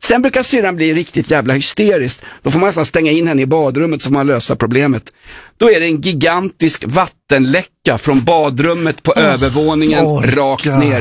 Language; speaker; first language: Swedish; native; Swedish